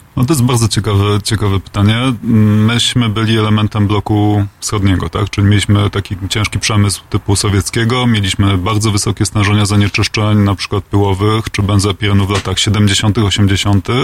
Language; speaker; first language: Polish; native; Polish